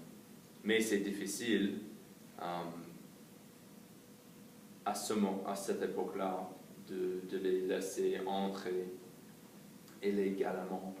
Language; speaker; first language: French; non-native, fluent; English